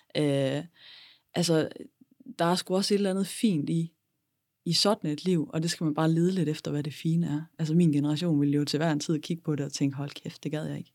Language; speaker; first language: Danish; native; Danish